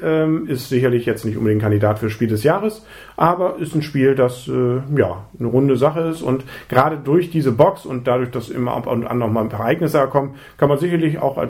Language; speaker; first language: German; native; German